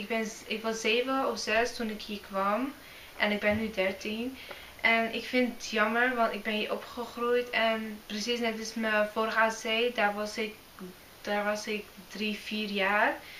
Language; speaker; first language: Dutch; early bilingual, other home language; Arabic